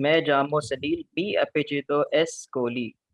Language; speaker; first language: Spanish; non-native, learner; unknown